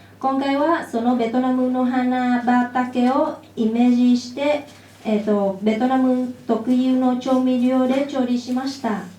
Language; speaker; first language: Japanese; non-native, fluent; Vietnamese